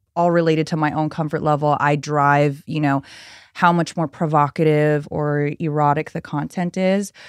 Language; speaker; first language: English; early bilingual, other home language; Filipino